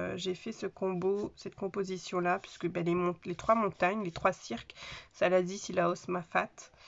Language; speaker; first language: French; native; French